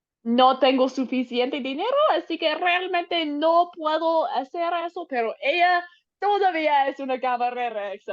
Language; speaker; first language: Spanish; non-native, learner; English